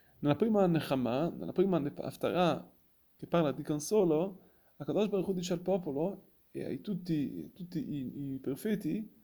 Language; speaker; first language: Italian; non-native, fluent; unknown